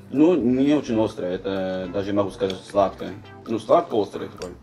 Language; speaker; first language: Russian; non-native, fluent; Korean